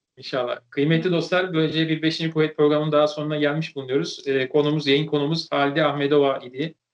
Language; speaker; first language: Turkish; native; Turkish